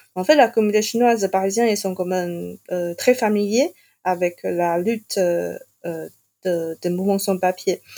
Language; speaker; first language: French; non-native, fluent; Chinese